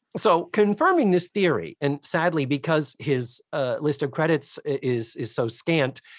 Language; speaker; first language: English; native; English